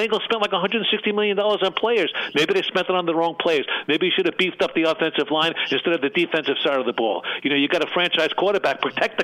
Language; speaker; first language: English; native; English